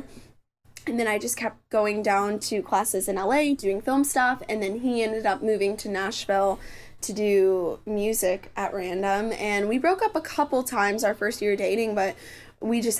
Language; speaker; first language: English; native; English